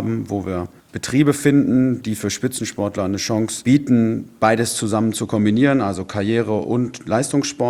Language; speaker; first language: German; native; German